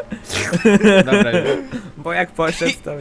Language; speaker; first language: Polish; native; Polish